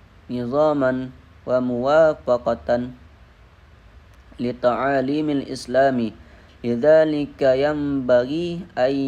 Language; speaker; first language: Arabic; non-native, learner; Indonesian